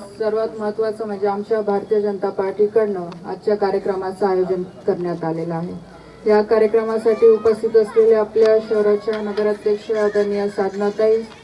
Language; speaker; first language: Marathi; native; Marathi